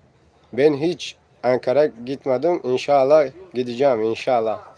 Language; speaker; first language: Turkish; non-native, learner; Tajik